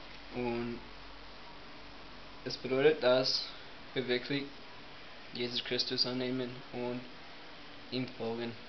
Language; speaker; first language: German; non-native, learner; English